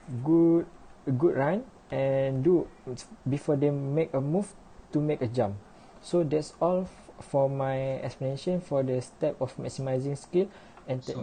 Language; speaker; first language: English; non-native, learner; Malay